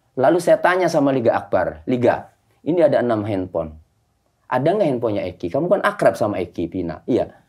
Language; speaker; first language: Indonesian; native; Indonesian